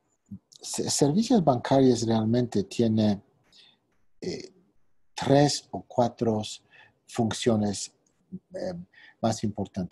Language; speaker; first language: Spanish; non-native, fluent; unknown